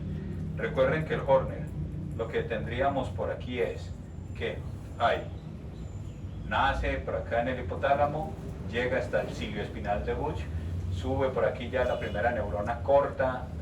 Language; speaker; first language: Spanish; native; Spanish